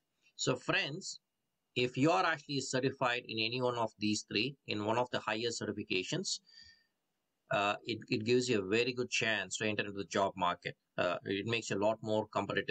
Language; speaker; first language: English; non-native, local second language; Tamil